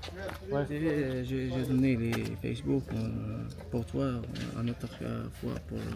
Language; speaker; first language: French; non-native, learner; Arabic